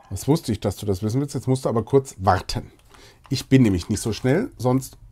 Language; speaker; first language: German; native; German